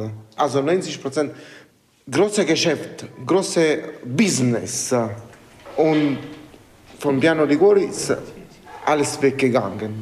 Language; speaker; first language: German; non-native, learner; Italian